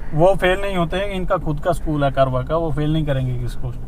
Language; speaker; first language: Hindi; native; Hindi